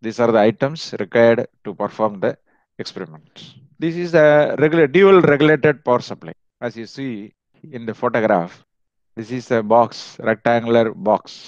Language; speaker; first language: English; non-native, local second language; Tamil